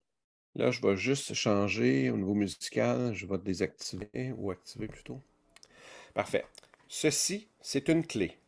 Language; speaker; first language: French; native; French